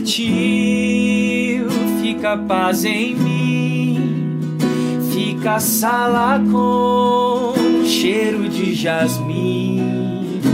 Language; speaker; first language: Portuguese; native; Portuguese